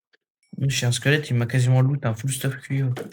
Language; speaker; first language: French; native; French